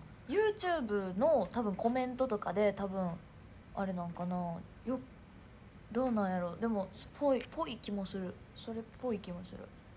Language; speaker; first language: Japanese; native; Japanese